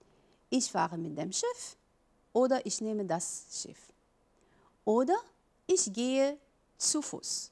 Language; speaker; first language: German; non-native, fluent; Arabic